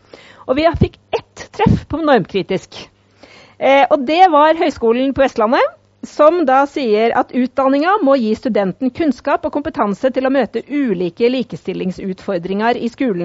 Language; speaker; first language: Norwegian; native; Norwegian